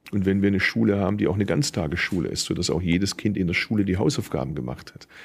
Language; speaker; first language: German; early bilingual, other home language; Turkish